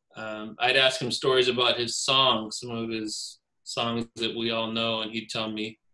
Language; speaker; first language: English; native; English